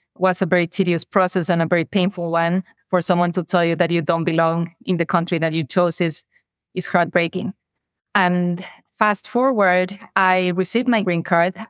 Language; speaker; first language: English; non-native, fluent; Spanish